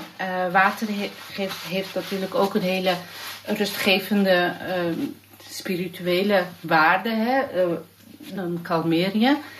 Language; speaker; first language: Dutch; non-native, fluent; Turkish